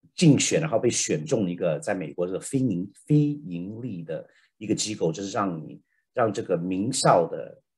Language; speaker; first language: Chinese; native; Chinese